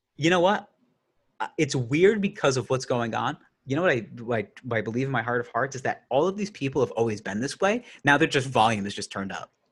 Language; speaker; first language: English; native; English